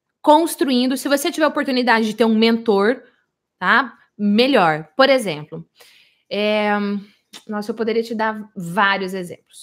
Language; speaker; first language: Portuguese; native; Portuguese